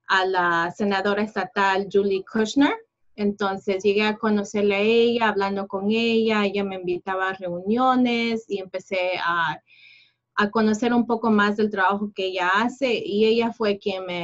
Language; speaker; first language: Spanish; early bilingual, heritage; Spanish